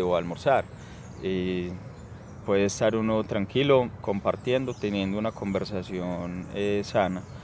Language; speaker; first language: Spanish; native; Spanish